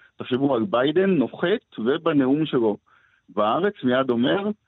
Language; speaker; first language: Hebrew; non-native, fluent; Russian